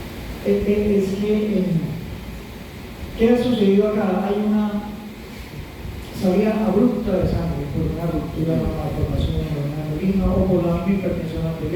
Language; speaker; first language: Spanish; native; Spanish